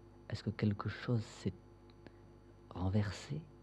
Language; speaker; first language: French; native; French